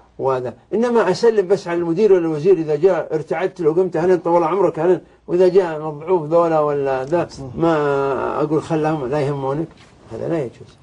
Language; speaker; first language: Arabic; native; Arabic